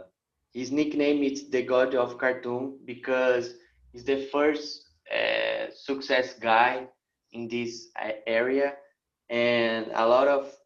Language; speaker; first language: English; non-native, learner; Portuguese